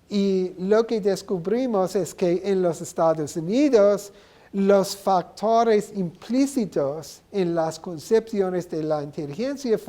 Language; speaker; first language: Spanish; non-native, learner; English